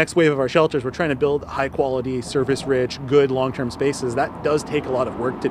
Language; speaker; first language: English; native; English